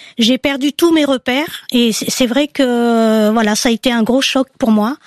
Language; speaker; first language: French; non-native, local second language; Malagasy